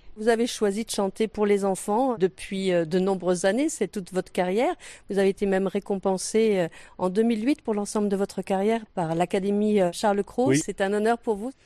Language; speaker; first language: French; native; French